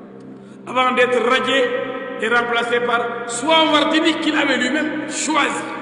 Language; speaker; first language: French; non-native, local second language; Wolof